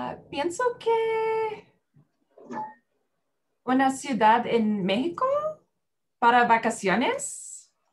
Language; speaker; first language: Spanish; non-native, learner; English